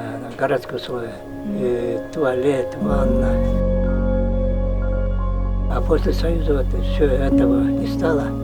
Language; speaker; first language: Russian; non-native, local second language; Kyrgyz